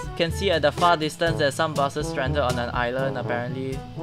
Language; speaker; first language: English; non-native, local second language; Korean